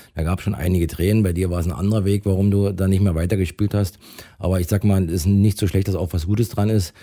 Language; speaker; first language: German; native; German